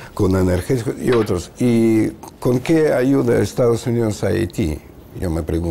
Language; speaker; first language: Spanish; non-native, fluent; Russian